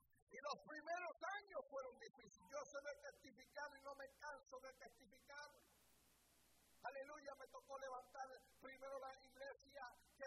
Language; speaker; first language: Spanish; early bilingual, heritage; Spanish